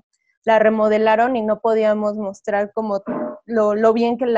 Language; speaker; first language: Spanish; native; Spanish